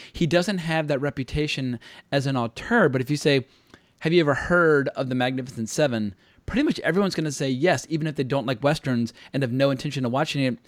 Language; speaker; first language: English; native; English